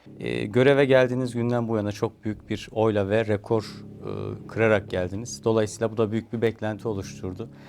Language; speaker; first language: Turkish; native; Turkish